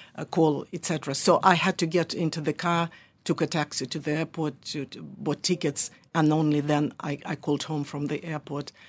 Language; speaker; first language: English; early bilingual, other home language; Russian